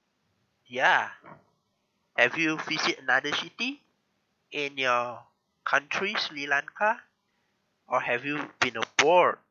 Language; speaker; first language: English; non-native, learner; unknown